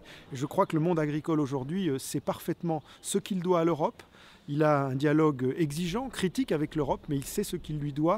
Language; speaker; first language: French; native; French